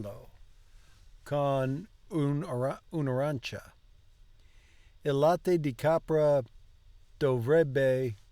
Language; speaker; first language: Italian; non-native, learner; English